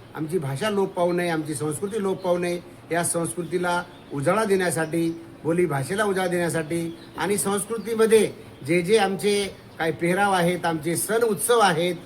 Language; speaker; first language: Marathi; non-native, local second language; Lambadi